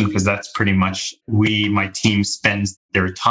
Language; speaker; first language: English; native; English